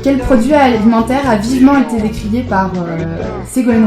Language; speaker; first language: French; native; French